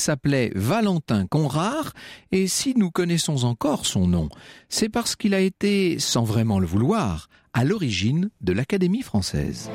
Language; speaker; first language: French; native; French